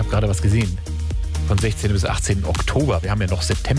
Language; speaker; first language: German; native; German